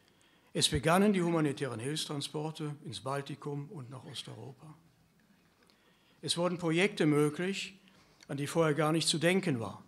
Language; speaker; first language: German; native; German